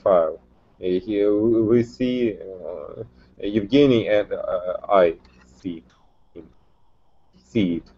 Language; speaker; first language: English; non-native, learner; Russian